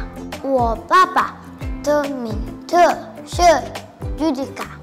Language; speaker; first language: Chinese; non-native, learner; Indonesian